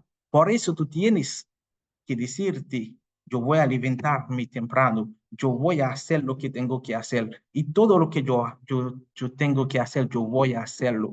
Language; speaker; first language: Spanish; non-native, fluent; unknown